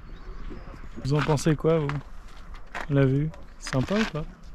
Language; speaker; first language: French; native; French